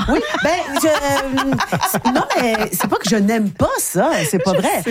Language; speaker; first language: French; native; French